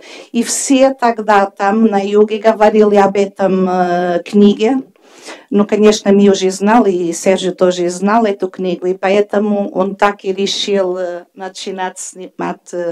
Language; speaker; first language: Russian; non-native, fluent; Portuguese